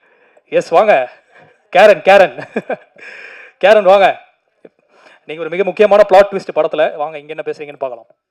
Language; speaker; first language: Tamil; native; Tamil